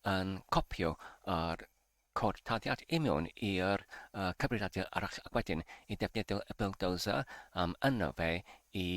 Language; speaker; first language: Welsh; non-native, learner; English